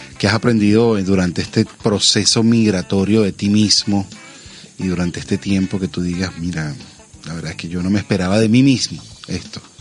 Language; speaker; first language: Spanish; native; Spanish